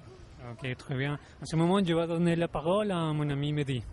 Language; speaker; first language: French; non-native, learner; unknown